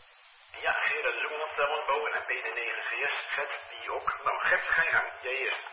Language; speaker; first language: Dutch; native; Dutch